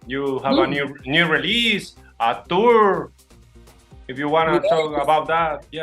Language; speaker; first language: English; non-native, learner; Spanish